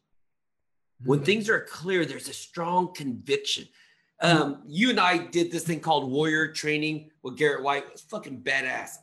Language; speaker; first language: English; native; English